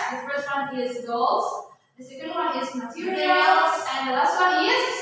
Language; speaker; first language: English; non-native, fluent; Indonesian